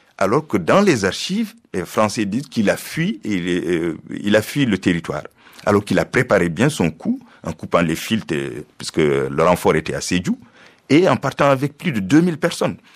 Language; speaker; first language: French; non-native, local second language; Fula